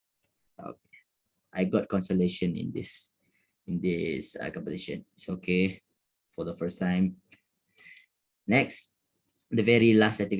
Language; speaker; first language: English; non-native, local second language; Malay